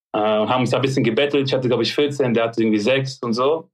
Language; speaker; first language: German; early bilingual, other home language; French